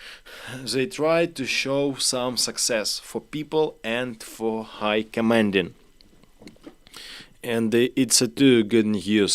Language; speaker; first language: English; non-native, learner; Ukrainian